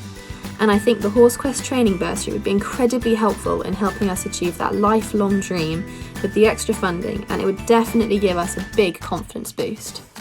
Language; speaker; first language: English; native; English